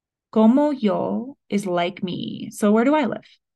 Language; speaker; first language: Spanish; non-native, fluent; English